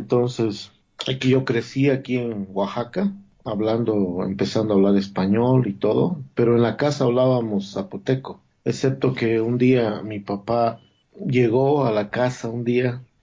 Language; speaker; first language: Spanish; non-native, local second language; Zapotec